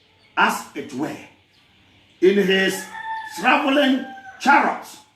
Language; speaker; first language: English; non-native, local second language; Akan